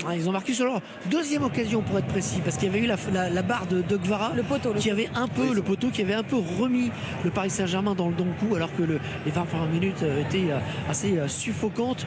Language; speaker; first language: French; native; French